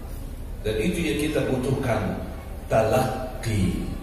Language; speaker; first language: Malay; non-native, fluent; Arabic